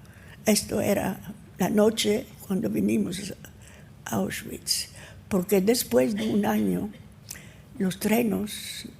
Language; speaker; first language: Spanish; early bilingual, heritage; Ladino